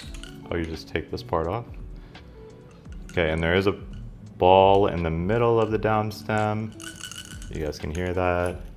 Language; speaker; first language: English; native; English